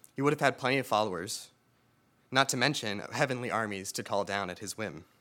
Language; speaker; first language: English; native; English